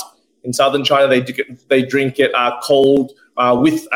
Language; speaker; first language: English; native; English